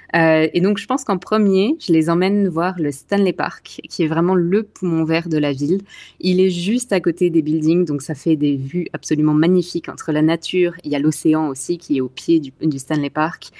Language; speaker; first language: French; native; French